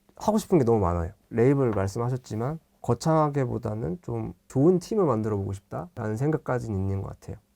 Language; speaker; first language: Korean; native; Korean